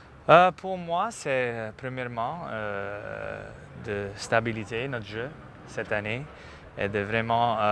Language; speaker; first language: French; non-native, local second language; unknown